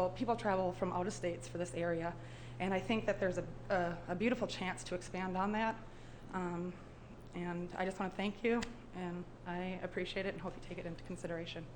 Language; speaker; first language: English; native; English